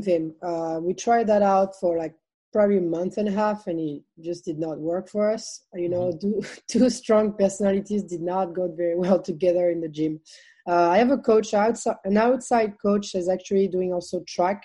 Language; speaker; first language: English; non-native, fluent; French